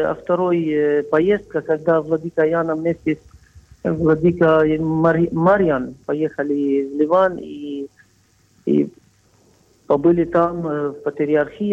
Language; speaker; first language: Russian; non-native, fluent; Arabic